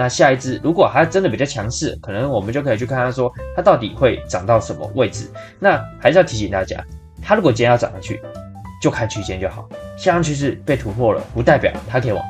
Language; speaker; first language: Chinese; native; Chinese